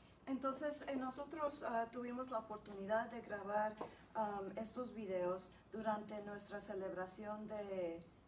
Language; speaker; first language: Spanish; early bilingual, heritage; Spanish